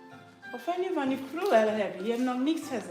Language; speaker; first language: Dutch; non-native, learner; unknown